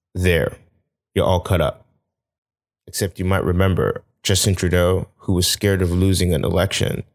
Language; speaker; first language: English; non-native, local second language; Yoruba